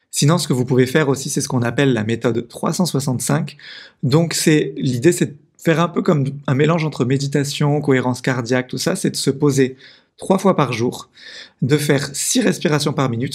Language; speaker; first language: French; native; French